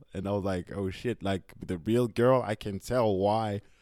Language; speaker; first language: English; non-native, fluent; French